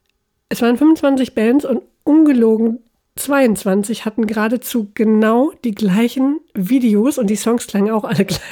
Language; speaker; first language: German; native; German